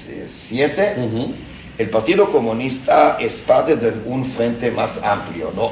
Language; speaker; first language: Spanish; non-native, fluent; Hebrew